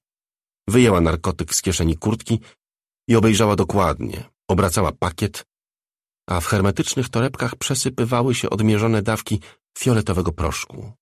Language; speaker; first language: Polish; native; Polish